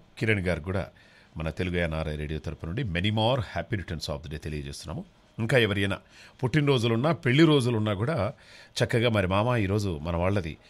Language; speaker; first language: Telugu; native; Telugu